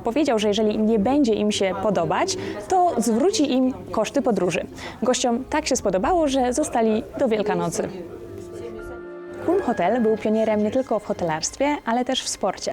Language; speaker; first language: Polish; native; Polish